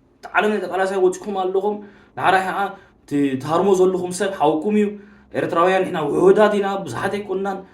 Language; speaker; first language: Tigrinya; early bilingual, heritage; Tigrinya